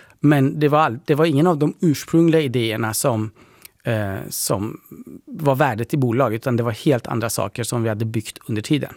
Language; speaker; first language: Swedish; early bilingual, other home language; Persian